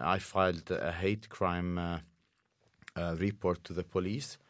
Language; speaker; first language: English; non-native, fluent; Arabic